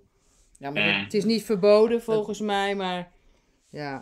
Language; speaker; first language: Dutch; native; Dutch